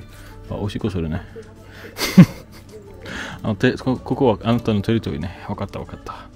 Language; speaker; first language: Japanese; non-native, learner; French